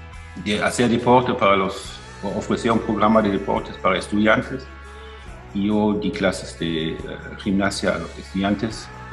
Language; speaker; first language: Spanish; non-native, fluent; German